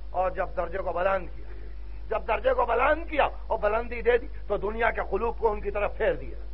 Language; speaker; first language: Urdu; native; Urdu